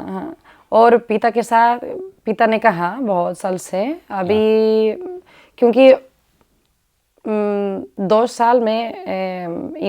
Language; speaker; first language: Hindi; non-native, learner; Spanish